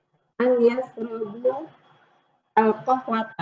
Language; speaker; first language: Arabic; non-native, learner; Indonesian